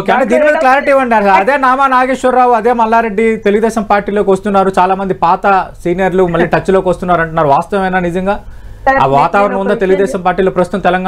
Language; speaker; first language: Telugu; native; Telugu